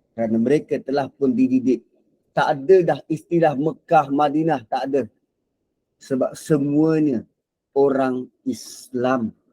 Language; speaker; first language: Malay; native; Malay